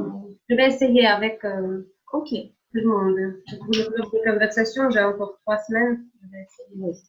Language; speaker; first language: French; non-native, fluent; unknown